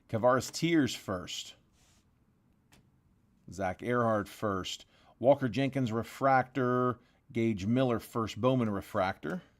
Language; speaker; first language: English; native; English